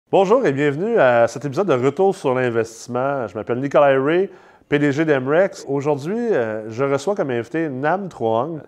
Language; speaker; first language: French; native; French